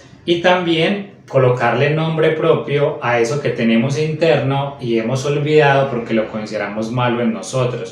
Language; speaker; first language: Spanish; native; Spanish